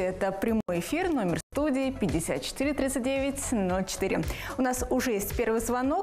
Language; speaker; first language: Russian; native; Russian